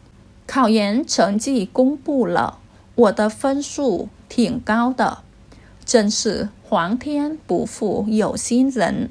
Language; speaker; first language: Chinese; non-native, fluent; Vietnamese